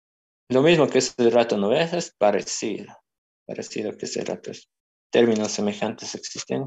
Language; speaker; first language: Spanish; native; Spanish